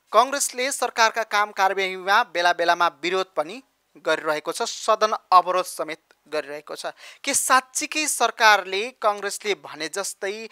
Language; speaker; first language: Nepali; native; Nepali